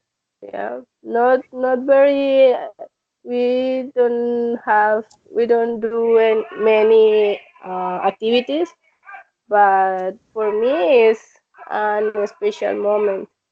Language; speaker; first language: English; non-native, learner; Spanish